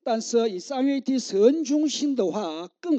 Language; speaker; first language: Chinese; non-native, learner; Korean